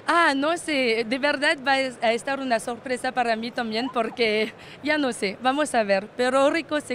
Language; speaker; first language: Spanish; non-native, fluent; French